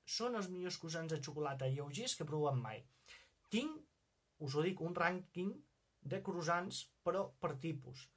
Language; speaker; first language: Catalan; non-native, local second language; Spanish